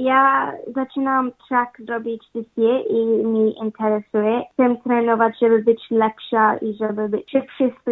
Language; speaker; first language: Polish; early bilingual, heritage; English